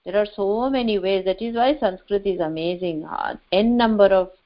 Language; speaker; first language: English; non-native, local second language; Hindi